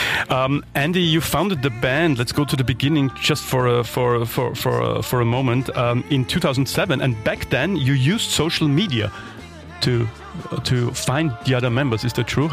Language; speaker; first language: English; non-native, fluent; German